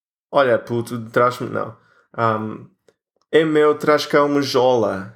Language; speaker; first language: Portuguese; non-native, fluent; English